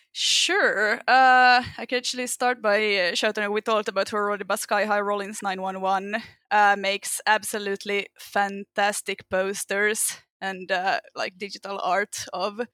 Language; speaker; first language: English; non-native, fluent; Finnish